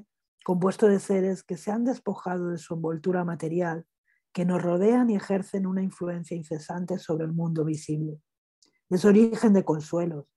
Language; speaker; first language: Spanish; native; Spanish